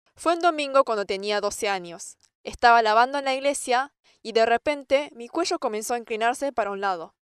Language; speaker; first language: Spanish; non-native, fluent; English